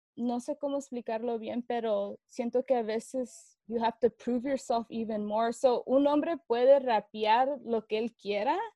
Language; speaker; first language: Spanish; early bilingual, heritage; Spanish